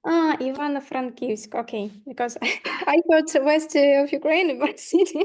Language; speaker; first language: English; non-native, learner; Ukrainian